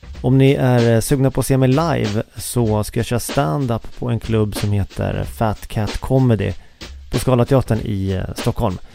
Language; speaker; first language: Swedish; native; Swedish